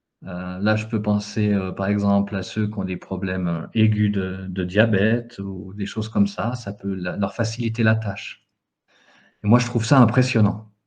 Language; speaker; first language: French; native; French